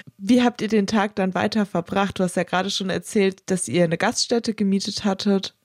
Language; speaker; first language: German; native; German